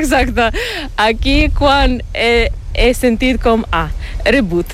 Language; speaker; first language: Catalan; non-native, learner; Ukrainian